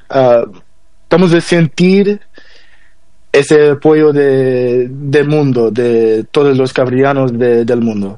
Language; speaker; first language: Spanish; non-native, learner; Portuguese